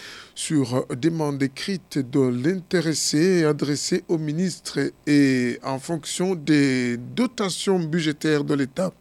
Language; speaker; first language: French; non-native, local second language; Rundi